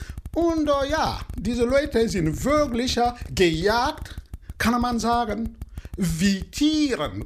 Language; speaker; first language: German; non-native, learner; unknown